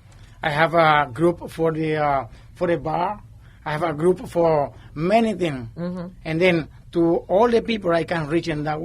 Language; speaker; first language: English; non-native, learner; Spanish